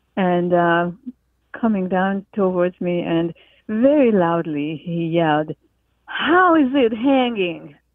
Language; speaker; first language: English; non-native, fluent; Hungarian